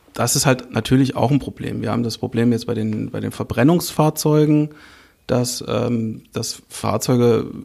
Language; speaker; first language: German; native; German